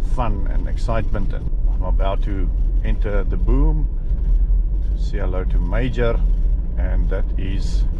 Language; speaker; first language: English; non-native, local second language; Afrikaans